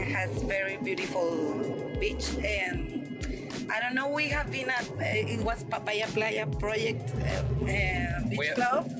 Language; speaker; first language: English; non-native, fluent; Spanish